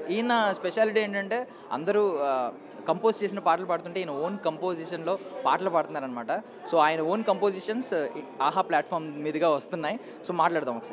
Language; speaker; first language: Telugu; native; Telugu